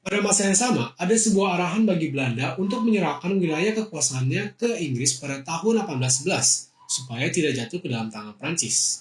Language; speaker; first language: Indonesian; native; Indonesian